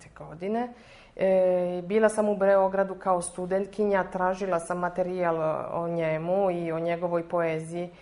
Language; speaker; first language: Serbian; non-native, fluent; Italian